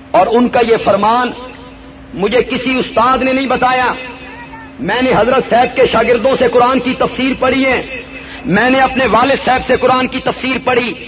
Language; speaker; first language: Urdu; non-native, local second language; Punjabi